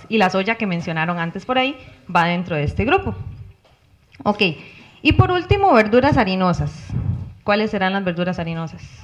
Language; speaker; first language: Spanish; native; Spanish